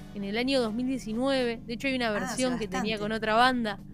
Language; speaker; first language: Spanish; native; Spanish